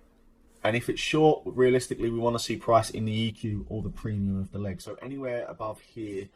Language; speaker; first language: English; native; English